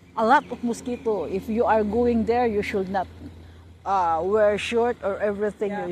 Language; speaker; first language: English; non-native, local second language; Cebuano